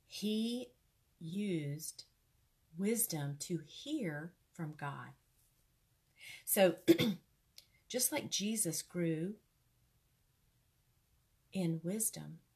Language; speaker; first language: English; native; English